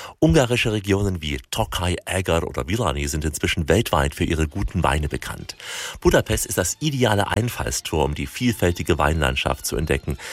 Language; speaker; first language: German; native; German